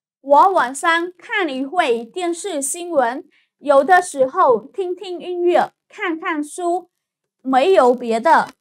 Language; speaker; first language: Chinese; non-native, fluent; Khmer